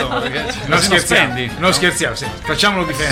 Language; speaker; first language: Italian; native; Italian